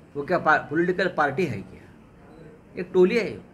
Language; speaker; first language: Hindi; non-native, local second language; Marathi